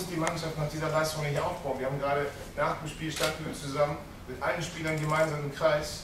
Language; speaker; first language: German; native; German